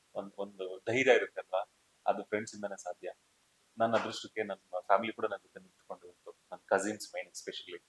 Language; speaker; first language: Kannada; native; Kannada